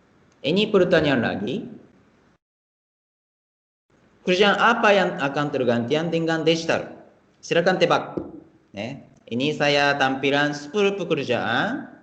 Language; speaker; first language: Indonesian; non-native, fluent; Japanese